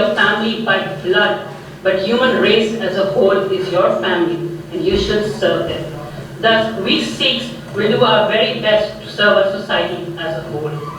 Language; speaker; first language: English; non-native, local second language; Punjabi